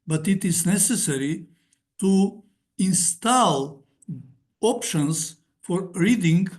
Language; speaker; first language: English; non-native, fluent; Macedonian